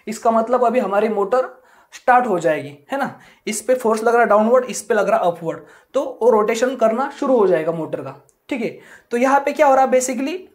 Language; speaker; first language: Hindi; non-native, local second language; Marathi